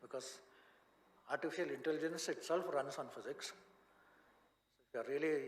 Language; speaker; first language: English; non-native, local second language; Kannada